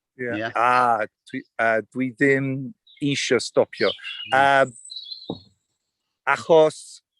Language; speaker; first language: Welsh; non-native, learner; English